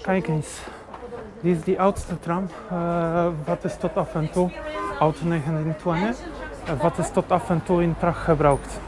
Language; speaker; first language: Dutch; non-native, learner; Polish